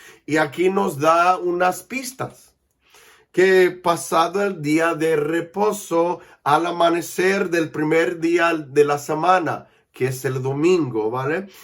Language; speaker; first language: Spanish; non-native, fluent; English